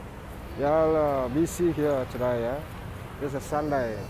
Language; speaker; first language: English; non-native, learner; Indonesian